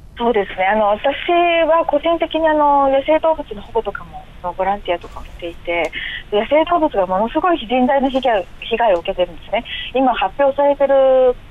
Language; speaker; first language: Japanese; native; Japanese